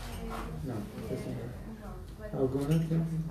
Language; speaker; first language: Spanish; non-native, learner; English